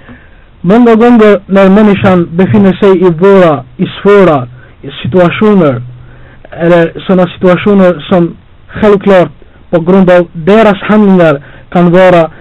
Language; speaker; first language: Swedish; non-native, fluent; Albanian